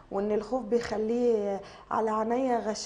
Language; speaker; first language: Arabic; native; Arabic